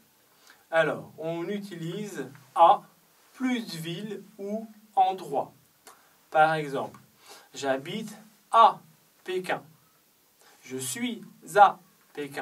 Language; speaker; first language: French; non-native, fluent; Chinese